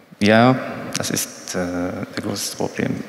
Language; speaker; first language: German; non-native, learner; Arabic